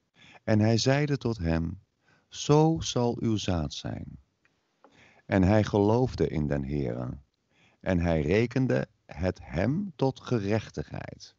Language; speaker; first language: Dutch; native; Dutch